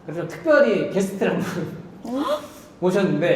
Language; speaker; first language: Korean; native; Korean